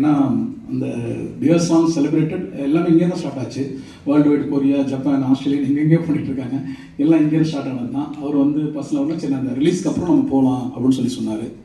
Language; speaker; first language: Tamil; native; Tamil